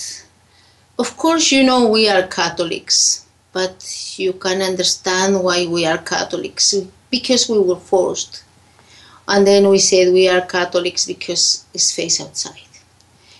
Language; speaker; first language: English; non-native, fluent; Spanish